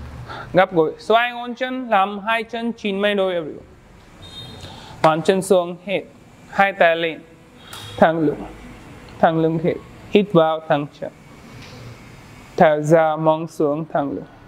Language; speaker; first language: Vietnamese; non-native, learner; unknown